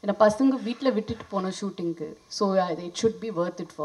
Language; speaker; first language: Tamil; non-native, fluent; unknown